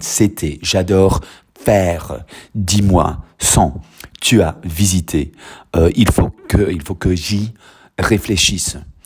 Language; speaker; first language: French; non-native, fluent; English